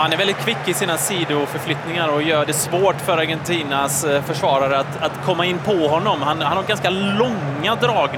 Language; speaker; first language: Swedish; native; Swedish